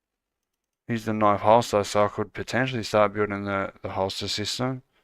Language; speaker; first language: English; native; English